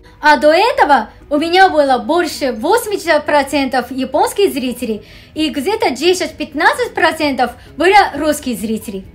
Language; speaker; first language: Russian; non-native, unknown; Japanese